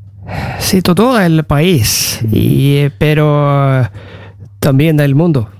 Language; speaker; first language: Spanish; non-native, learner; Norwegian